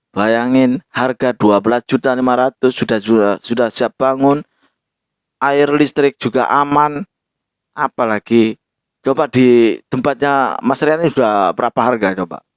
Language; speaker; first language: Indonesian; non-native, local second language; Javanese